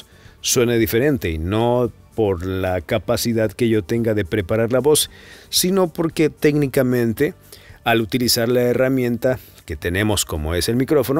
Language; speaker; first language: Spanish; native; Spanish